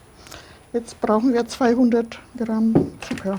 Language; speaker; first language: German; non-native, fluent; Polish